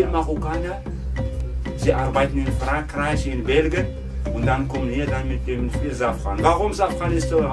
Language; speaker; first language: German; non-native, local second language; Arabic